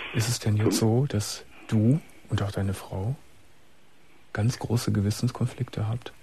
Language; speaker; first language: German; native; German